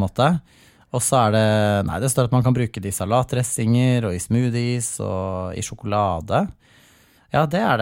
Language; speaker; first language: Norwegian; native; Norwegian